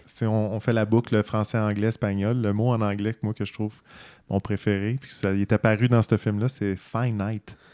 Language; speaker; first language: French; native; French